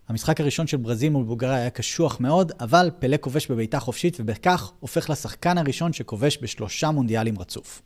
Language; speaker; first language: Hebrew; native; Hebrew